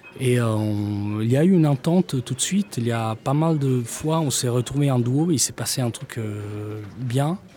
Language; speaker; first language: French; non-native, fluent; Italian